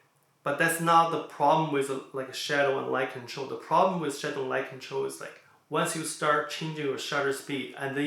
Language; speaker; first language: English; non-native, fluent; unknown